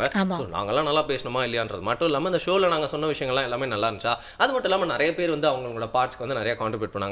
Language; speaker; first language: Tamil; native; Tamil